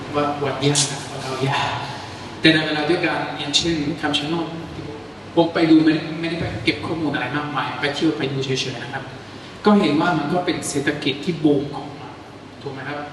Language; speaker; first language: Thai; non-native, fluent; Italian